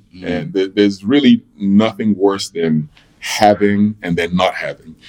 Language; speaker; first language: English; native; English